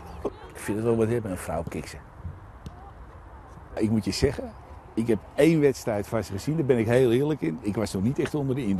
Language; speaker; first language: Dutch; native; Dutch